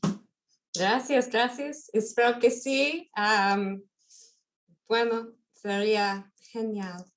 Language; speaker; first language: Spanish; non-native, fluent; English